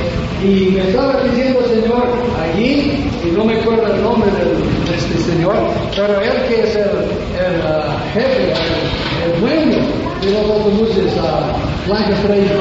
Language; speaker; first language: Spanish; non-native, fluent; English